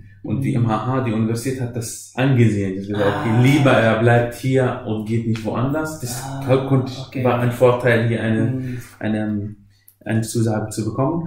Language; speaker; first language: German; non-native, fluent; Arabic